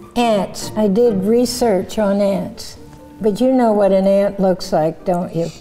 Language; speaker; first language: English; native; English